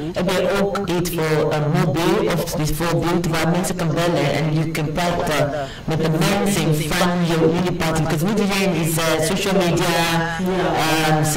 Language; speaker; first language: Dutch; non-native, learner; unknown